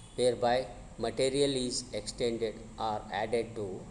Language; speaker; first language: English; non-native, local second language; Kannada